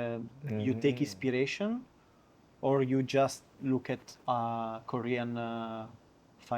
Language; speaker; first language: English; non-native, learner; Italian